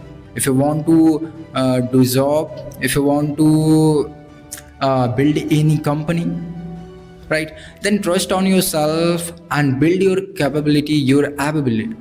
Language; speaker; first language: English; non-native, learner; Bhojpuri